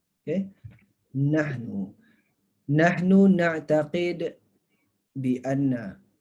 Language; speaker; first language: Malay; native; Malay